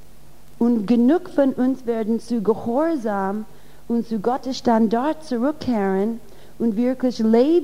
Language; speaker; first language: German; non-native, fluent; English